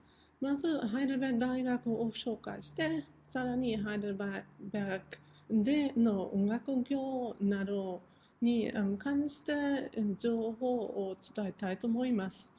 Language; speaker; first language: Japanese; non-native, fluent; German